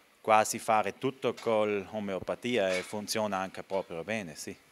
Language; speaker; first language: Italian; non-native, local second language; German